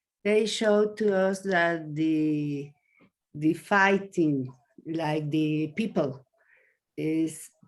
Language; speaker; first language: English; non-native, learner; Spanish